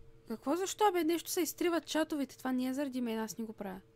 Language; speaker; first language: Bulgarian; native; Bulgarian